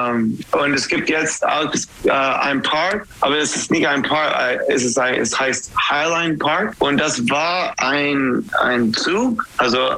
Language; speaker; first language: German; non-native, learner; English